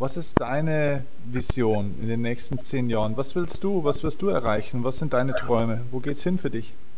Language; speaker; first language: German; native; German